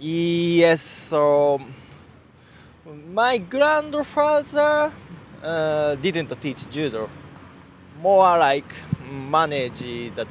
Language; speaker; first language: English; non-native, learner; Japanese